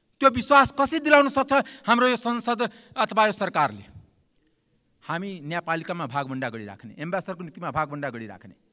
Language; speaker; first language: Nepali; non-native, local second language; Maithili